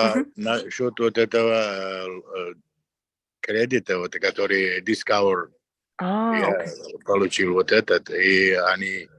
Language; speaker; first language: Russian; non-native, local second language; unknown